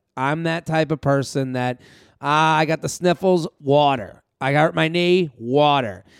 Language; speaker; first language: English; native; English